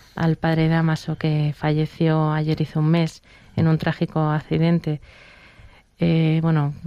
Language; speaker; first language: Spanish; native; Spanish